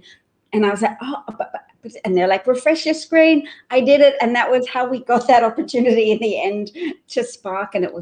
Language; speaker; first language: English; native; English